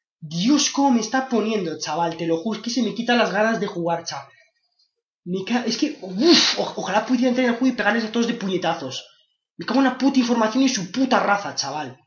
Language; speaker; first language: Spanish; native; Spanish